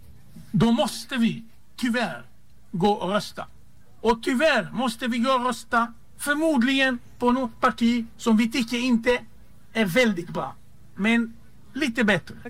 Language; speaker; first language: Swedish; non-native, fluent; Hebrew